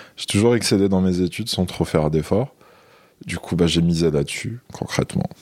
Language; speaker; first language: French; non-native, local second language; Arabic